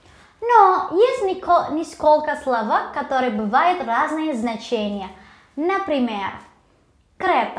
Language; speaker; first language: Russian; non-native, learner; Indonesian